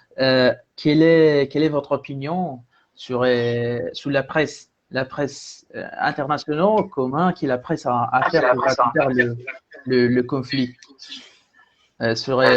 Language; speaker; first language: French; non-native, fluent; Spanish